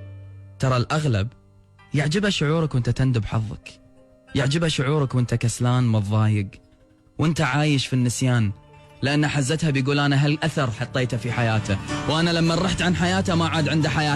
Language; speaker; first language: Arabic; native; Arabic